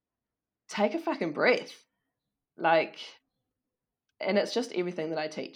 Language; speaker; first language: English; native; English